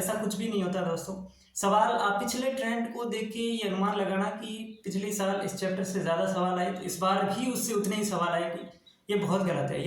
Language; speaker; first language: Hindi; native; Hindi